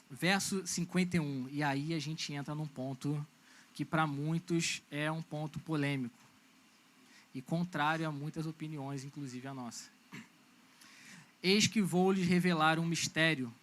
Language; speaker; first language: Portuguese; native; Portuguese